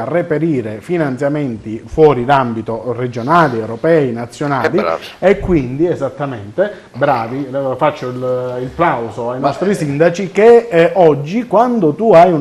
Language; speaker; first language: Italian; native; Italian